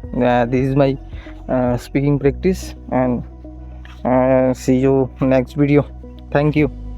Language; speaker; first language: English; non-native, learner; Hindi